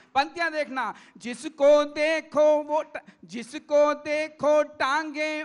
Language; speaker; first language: Hindi; native; Hindi